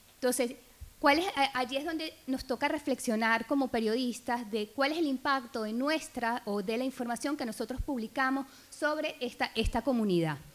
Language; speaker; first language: Spanish; native; Spanish